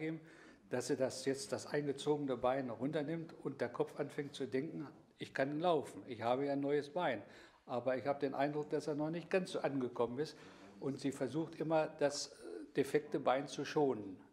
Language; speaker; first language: German; native; German